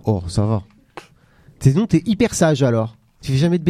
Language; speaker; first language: French; native; French